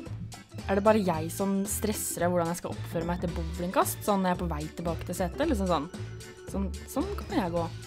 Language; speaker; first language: Norwegian; native; Norwegian